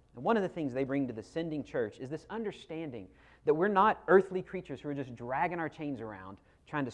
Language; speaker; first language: English; native; English